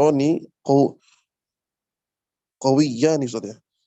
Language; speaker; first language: Arabic; non-native, learner; Indonesian